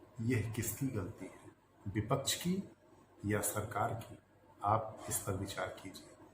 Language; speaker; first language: Hindi; native; Hindi